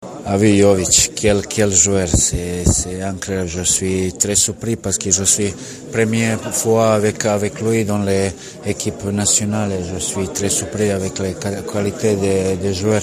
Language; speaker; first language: French; non-native, learner; Serbian